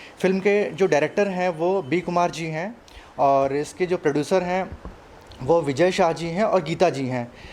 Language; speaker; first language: Hindi; non-native, local second language; Telugu